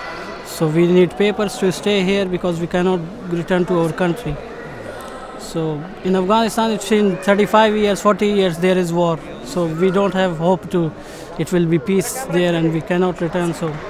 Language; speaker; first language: English; non-native, fluent; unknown